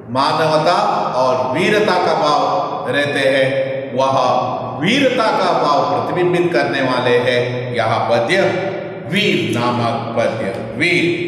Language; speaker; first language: Hindi; non-native, local second language; Kannada